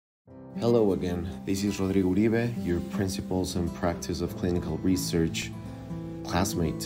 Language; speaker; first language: English; non-native, fluent; Spanish